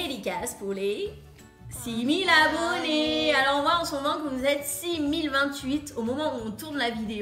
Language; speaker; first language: French; native; French